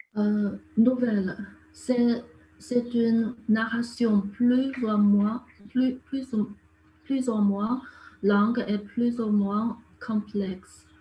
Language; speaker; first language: French; non-native, learner; Chinese